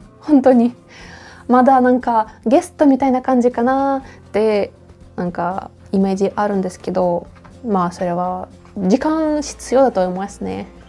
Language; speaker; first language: Japanese; non-native, fluent; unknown